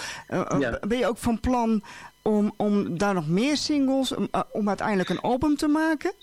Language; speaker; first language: Dutch; native; Dutch